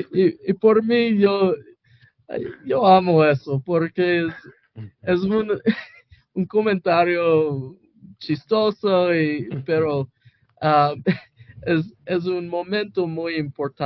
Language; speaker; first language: Spanish; non-native, fluent; English